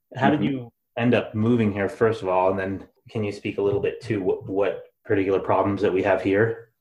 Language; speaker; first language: English; native; English